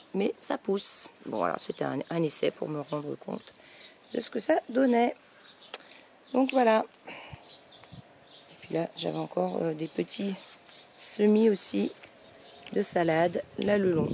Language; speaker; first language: French; native; French